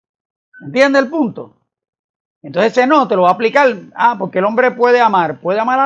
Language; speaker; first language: Spanish; native; Spanish